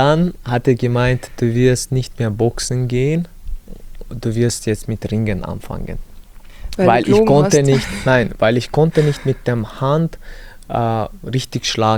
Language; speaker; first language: German; non-native, learner; Chechen